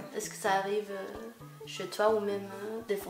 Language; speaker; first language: French; non-native, fluent; Chinese